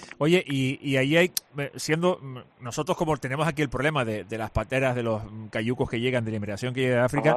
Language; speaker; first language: Spanish; native; Spanish